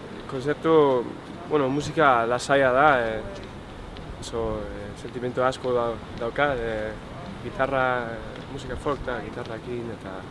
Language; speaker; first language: Basque; non-native, learner; English